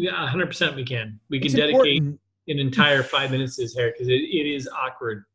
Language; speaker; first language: English; native; English